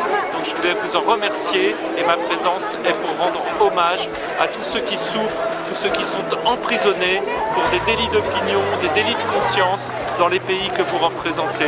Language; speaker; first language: French; native; French